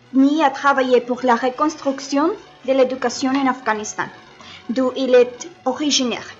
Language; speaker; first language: French; non-native, learner; Spanish